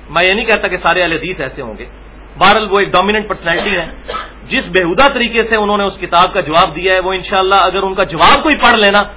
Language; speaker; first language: Urdu; non-native, local second language; Punjabi